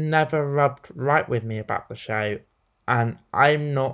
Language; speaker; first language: English; native; English